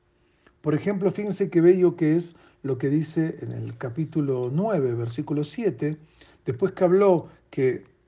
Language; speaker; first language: Spanish; native; Spanish